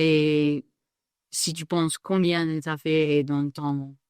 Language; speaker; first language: French; non-native, fluent; English